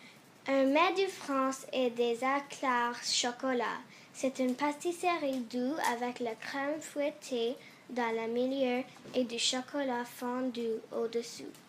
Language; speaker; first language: French; non-native, learner; English